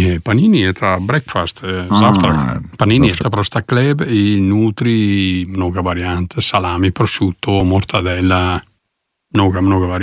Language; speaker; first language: Russian; non-native, learner; Italian